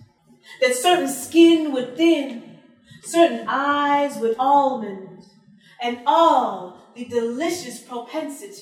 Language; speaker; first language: English; native; English